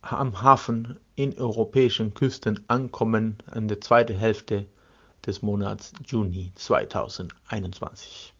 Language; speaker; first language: German; non-native, fluent; Spanish